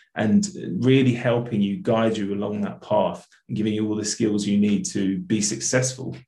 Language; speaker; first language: English; native; English